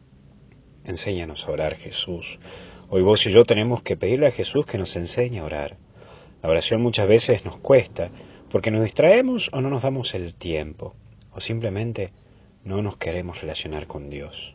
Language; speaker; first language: Spanish; native; Spanish